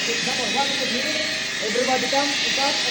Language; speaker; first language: English; non-native, local second language; Filipino